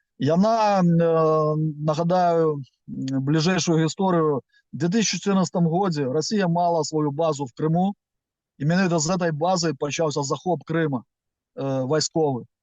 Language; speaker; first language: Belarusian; non-native, local second language; Russian